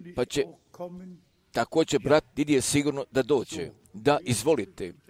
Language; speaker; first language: Croatian; early bilingual, heritage; Serbian